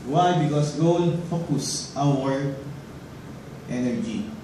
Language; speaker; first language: English; non-native, local second language; Filipino